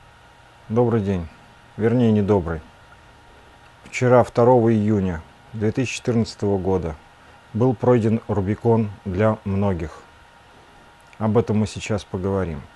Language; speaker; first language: Russian; native; Russian